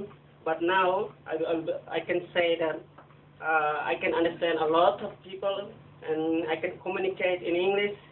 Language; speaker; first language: English; non-native, learner; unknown